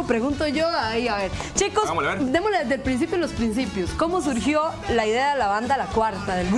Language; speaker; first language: Spanish; native; Spanish